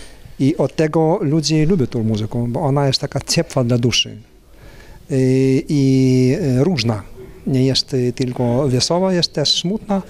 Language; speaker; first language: Polish; non-native, learner; Ukrainian